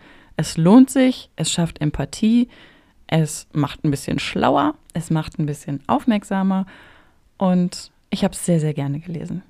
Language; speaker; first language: German; native; German